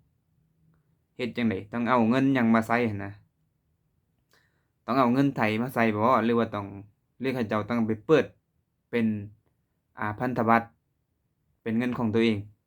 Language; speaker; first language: Thai; non-native, local second language; Lao